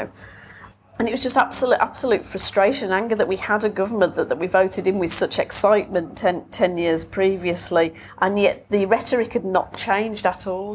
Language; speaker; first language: English; native; English